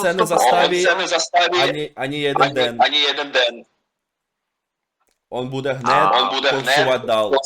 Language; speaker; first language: Czech; non-native, learner; Russian